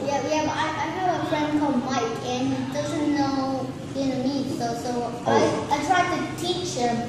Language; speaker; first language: English; non-native, learner; Vietnamese